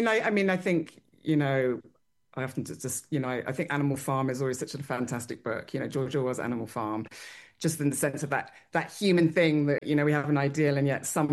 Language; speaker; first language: English; native; English